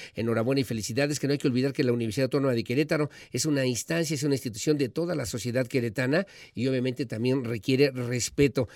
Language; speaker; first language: Spanish; native; Spanish